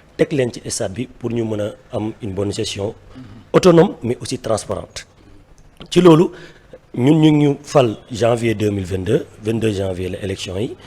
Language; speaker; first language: Wolof; native; Wolof